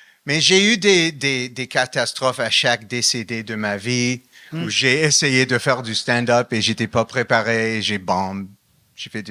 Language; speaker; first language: French; non-native, fluent; English